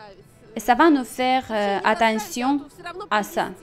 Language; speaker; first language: French; non-native, fluent; Russian